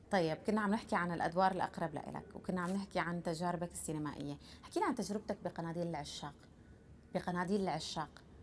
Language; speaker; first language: Arabic; native; Arabic